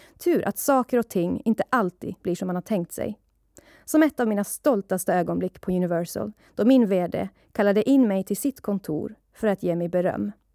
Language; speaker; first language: Swedish; early bilingual, other home language; Persian